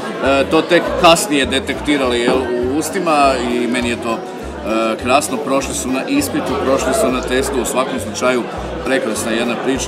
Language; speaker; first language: Croatian; native; Croatian